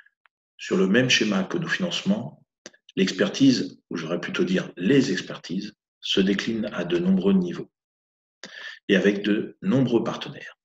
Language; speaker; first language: French; native; French